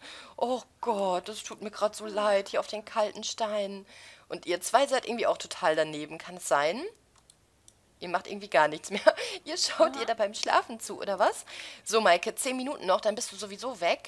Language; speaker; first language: German; native; German